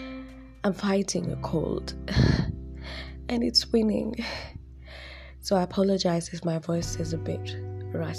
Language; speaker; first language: English; non-native, local second language; Swahili